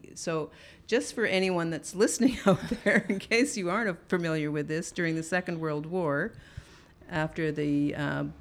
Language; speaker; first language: English; native; English